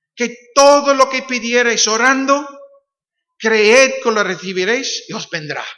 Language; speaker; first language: Spanish; non-native, fluent; English